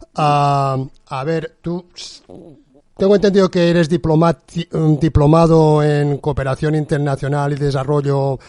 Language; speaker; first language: Spanish; non-native, local second language; Catalan